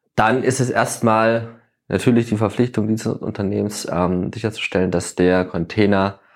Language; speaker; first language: German; native; German